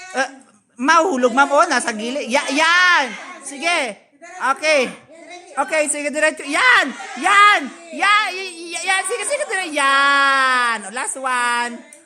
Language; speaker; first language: Filipino; non-native, local second language; Cebuano